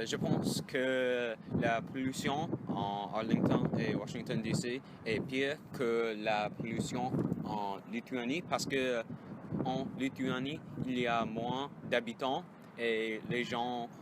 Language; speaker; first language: French; non-native, learner; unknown